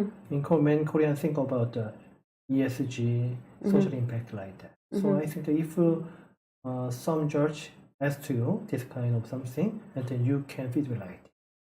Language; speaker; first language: English; non-native, learner; Korean